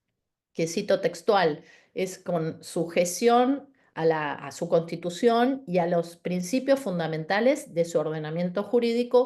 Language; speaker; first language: Spanish; native; Spanish